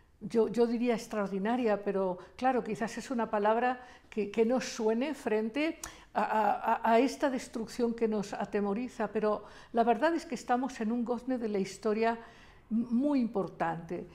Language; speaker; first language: Spanish; native; Spanish